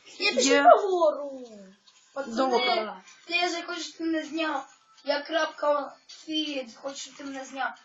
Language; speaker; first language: Ukrainian; native; Ukrainian